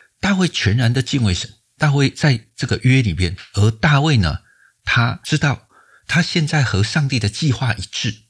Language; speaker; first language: Chinese; native; Chinese